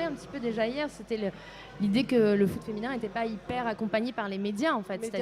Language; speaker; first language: French; native; French